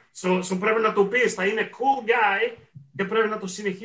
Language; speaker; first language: Greek; early bilingual, heritage; Greek